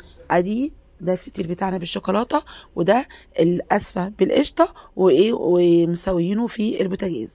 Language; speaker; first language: Arabic; native; Arabic